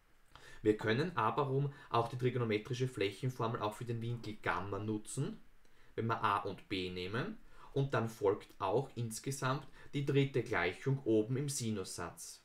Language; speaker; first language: German; native; German